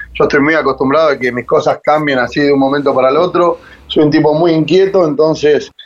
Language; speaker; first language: Spanish; native; Spanish